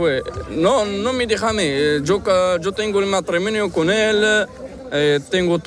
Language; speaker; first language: Spanish; non-native, learner; Arabic